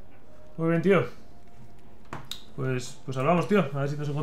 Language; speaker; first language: Spanish; native; Spanish